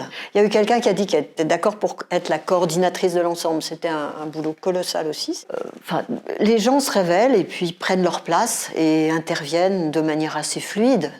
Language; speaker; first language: French; native; French